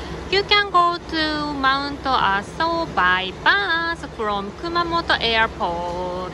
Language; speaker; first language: English; non-native, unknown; Japanese